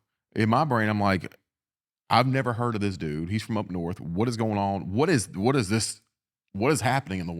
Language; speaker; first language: English; native; English